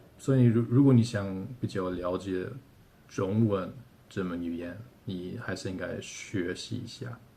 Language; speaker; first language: Chinese; non-native, fluent; German